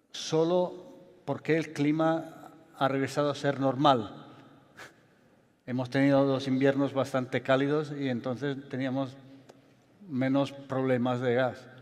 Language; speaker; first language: Spanish; non-native, fluent; Italian